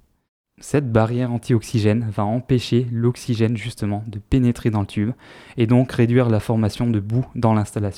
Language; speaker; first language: French; native; French